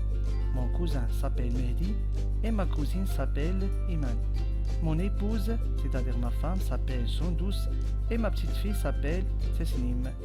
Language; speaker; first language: French; non-native, local second language; Arabic